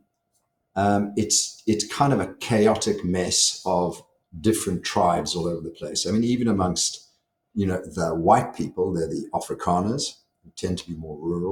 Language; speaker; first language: English; native; English